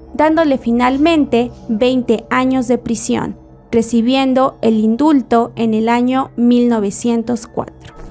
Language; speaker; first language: Spanish; native; Spanish